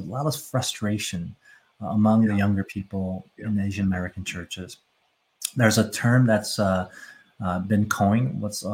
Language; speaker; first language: English; native; English